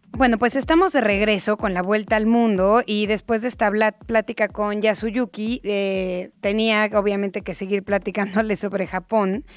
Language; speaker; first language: Spanish; native; Spanish